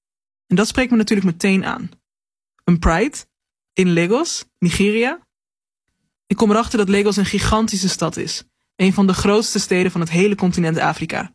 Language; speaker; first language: Dutch; native; Dutch